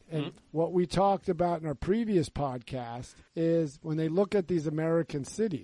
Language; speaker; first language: English; native; English